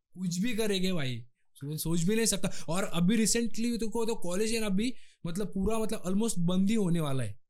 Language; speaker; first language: Hindi; non-native, local second language; Marathi